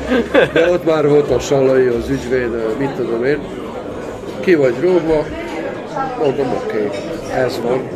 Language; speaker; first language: Hungarian; non-native, local second language; Serbian